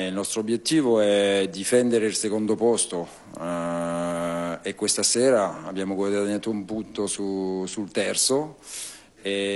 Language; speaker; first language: Italian; non-native, fluent; French